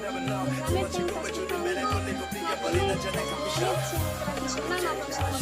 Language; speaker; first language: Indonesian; non-native, local second language; Javanese